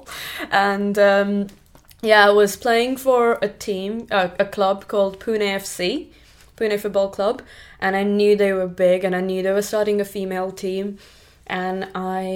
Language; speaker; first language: English; non-native, local second language; Marathi